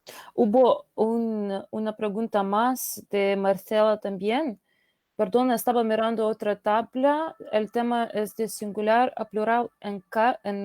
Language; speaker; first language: Spanish; non-native, fluent; Lithuanian